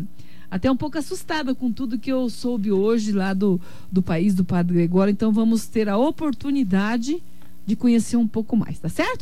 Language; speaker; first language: Portuguese; native; Portuguese